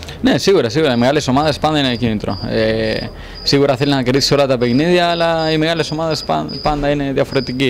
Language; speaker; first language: Greek; non-native, fluent; Spanish